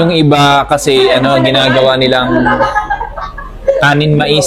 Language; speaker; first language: Filipino; native; Filipino